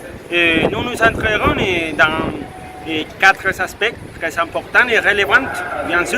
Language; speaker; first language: French; non-native, learner; Spanish